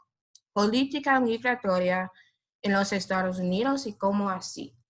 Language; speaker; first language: Spanish; non-native, fluent; English